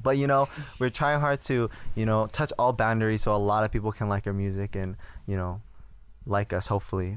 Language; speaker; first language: English; early bilingual, other home language; Korean